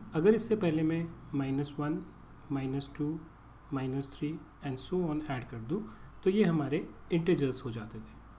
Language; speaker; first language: Hindi; native; Hindi